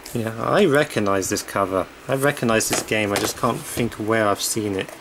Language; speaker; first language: English; native; English